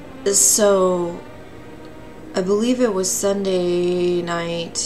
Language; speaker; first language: English; native; English